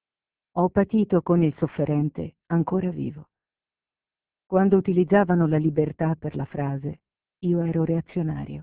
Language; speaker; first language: Italian; native; Italian